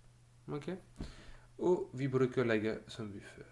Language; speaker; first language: Norwegian; non-native, learner; French